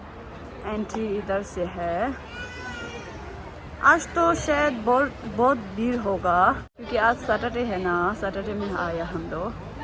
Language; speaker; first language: Hindi; non-native, fluent; Tibetan